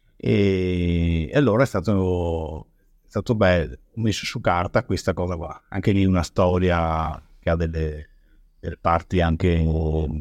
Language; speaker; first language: Italian; native; Italian